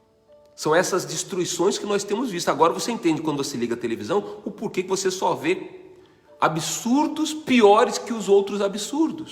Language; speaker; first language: Portuguese; native; Portuguese